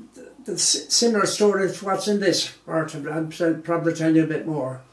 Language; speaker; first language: English; native; English